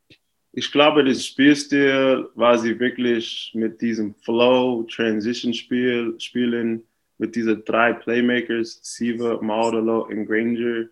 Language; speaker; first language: German; non-native, fluent; English